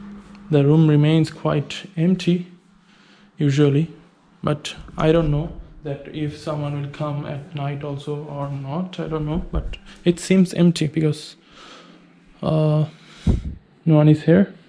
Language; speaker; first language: English; non-native, learner; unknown